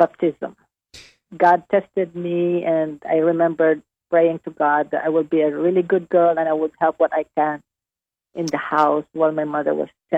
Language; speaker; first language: English; non-native, local second language; Hiligaynon